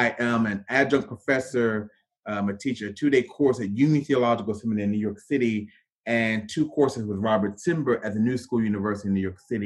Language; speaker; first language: English; native; English